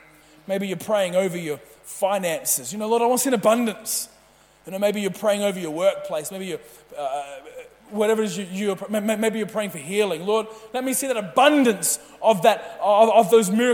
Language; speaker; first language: English; native; English